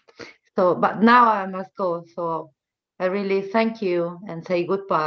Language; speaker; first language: English; non-native, fluent; Italian